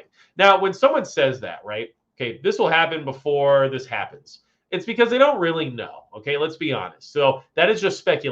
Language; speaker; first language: English; native; English